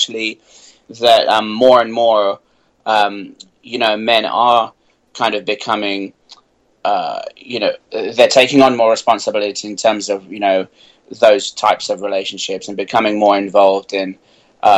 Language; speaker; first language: English; native; English